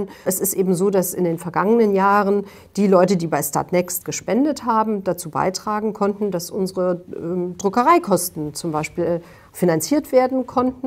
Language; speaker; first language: German; native; German